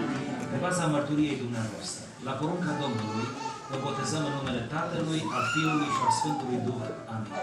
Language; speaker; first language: Romanian; native; Romanian